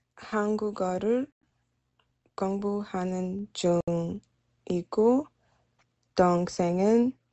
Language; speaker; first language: Korean; non-native, learner; English